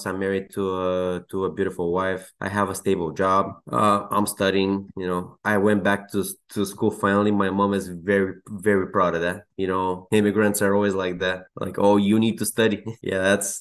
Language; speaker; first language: English; non-native, fluent; Bulgarian